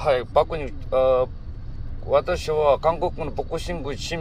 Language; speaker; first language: Japanese; non-native, learner; Korean